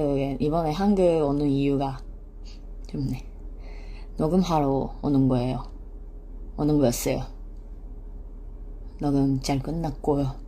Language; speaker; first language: Korean; non-native, fluent; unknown